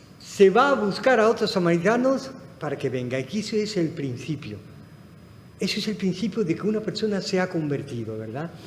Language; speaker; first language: Spanish; non-native, fluent; Arabic